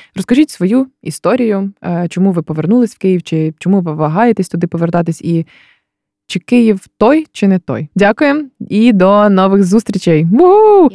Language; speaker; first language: Ukrainian; native; Ukrainian